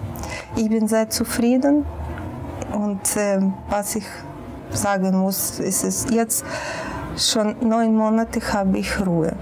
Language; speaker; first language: German; non-native, fluent; Russian